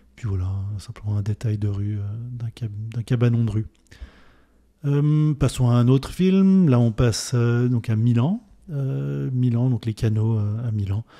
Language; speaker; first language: French; native; French